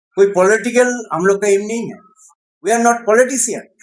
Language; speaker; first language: Hindi; non-native, local second language; Bangla